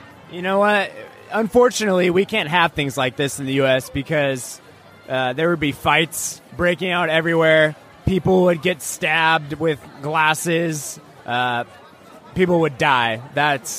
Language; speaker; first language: English; native; English